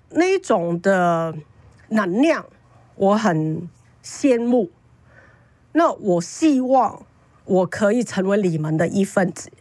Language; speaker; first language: Chinese; non-native, fluent; Cantonese